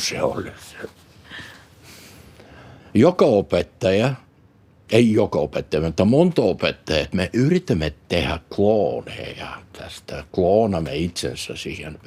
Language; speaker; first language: Finnish; non-native, learner; Bulgarian